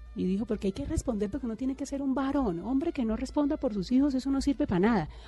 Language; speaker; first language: Spanish; native; Spanish